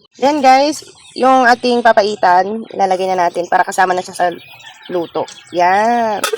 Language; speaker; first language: Filipino; non-native, local second language; Iloko